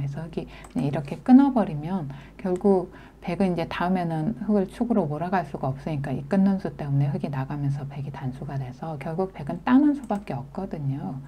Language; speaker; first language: Korean; native; Korean